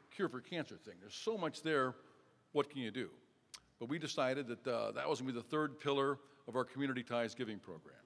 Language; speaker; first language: English; native; English